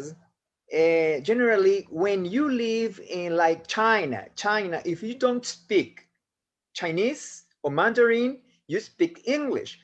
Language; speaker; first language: English; non-native, fluent; Spanish